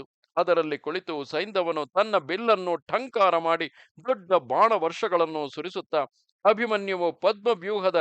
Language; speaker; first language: Kannada; native; Kannada